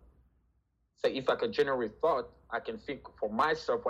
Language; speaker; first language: English; non-native, fluent; French